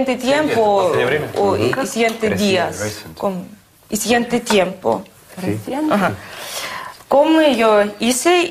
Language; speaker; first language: Spanish; non-native, learner; Russian